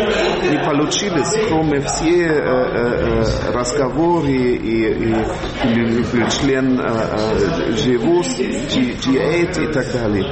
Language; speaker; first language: Russian; non-native, fluent; German